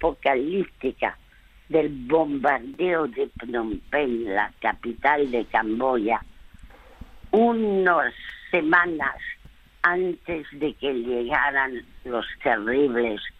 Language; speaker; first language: Spanish; early bilingual, other home language; French